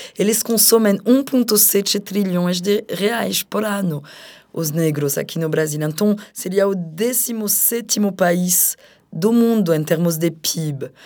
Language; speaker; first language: Portuguese; non-native, fluent; French